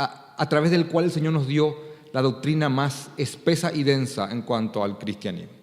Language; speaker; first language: Spanish; native; Spanish